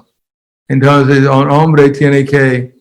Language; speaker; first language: Spanish; non-native, fluent; English